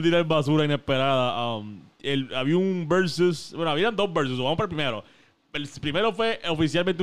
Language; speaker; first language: Spanish; early bilingual, heritage; Spanish